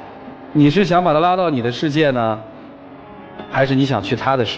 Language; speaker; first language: Chinese; native; Chinese